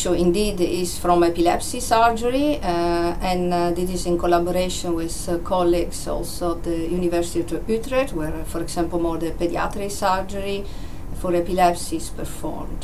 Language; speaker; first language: English; non-native, fluent; Italian